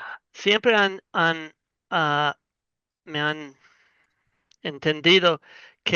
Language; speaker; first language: Spanish; non-native, learner; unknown